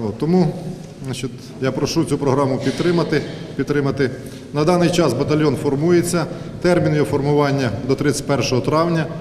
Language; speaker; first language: Ukrainian; native; Ukrainian